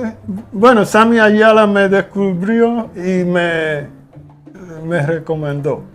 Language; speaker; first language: Spanish; early bilingual, heritage; Spanish